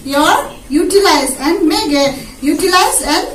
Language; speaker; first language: English; non-native, local second language; Assamese